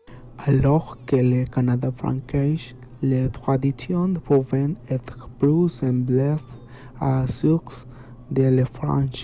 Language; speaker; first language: French; non-native, learner; Spanish